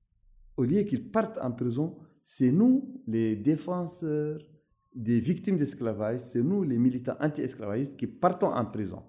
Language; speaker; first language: French; non-native, local second language; Arabic